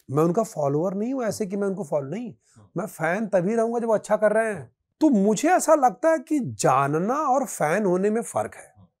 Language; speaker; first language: Hindi; native; Hindi